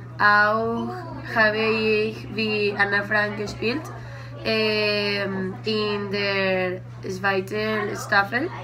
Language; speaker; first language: German; non-native, learner; Spanish